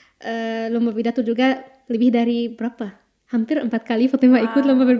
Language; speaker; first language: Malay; non-native, fluent; Arabic